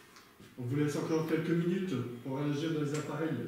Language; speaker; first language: French; native; French